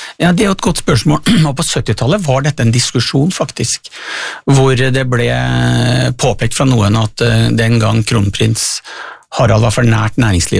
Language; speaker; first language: Norwegian; native; Norwegian